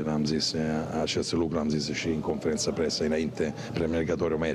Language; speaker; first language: Romanian; non-native, fluent; Italian